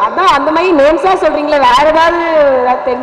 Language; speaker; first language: Tamil; native; Tamil